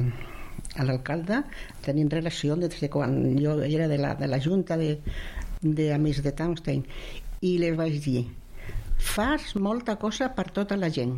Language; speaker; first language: Catalan; non-native, local second language; Spanish